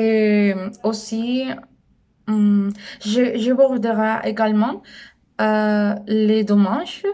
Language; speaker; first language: French; non-native, learner; Spanish